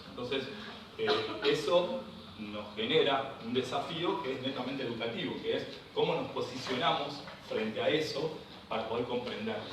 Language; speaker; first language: Spanish; native; Spanish